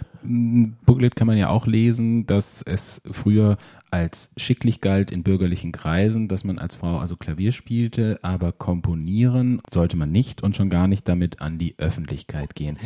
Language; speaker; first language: German; native; German